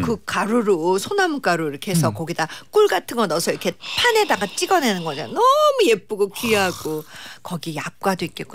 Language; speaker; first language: Korean; native; Korean